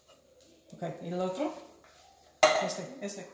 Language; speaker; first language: Spanish; non-native, learner; English